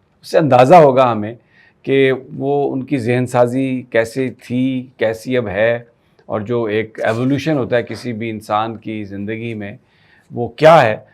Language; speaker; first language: Urdu; native; Urdu